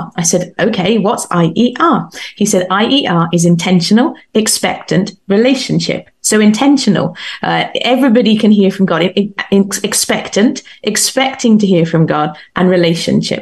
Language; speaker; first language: English; native; English